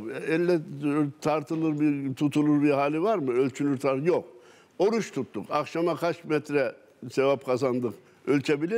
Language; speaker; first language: Turkish; native; Turkish